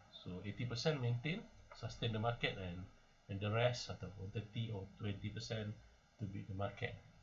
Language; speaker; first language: English; non-native, local second language; Malay